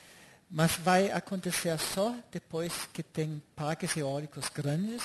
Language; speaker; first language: Portuguese; non-native, fluent; German